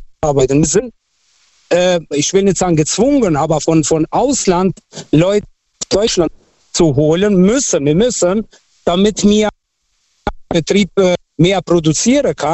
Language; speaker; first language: German; non-native, fluent; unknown